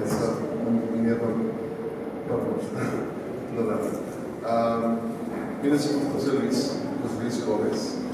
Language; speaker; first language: Russian; non-native, learner; Spanish